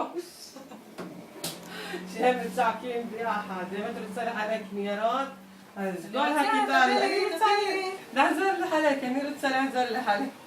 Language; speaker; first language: Hebrew; non-native, local second language; Arabic